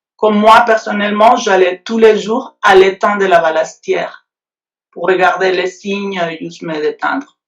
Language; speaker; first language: French; non-native, fluent; Spanish